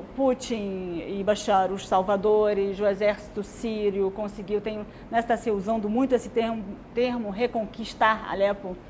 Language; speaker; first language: Portuguese; non-native, fluent; Arabic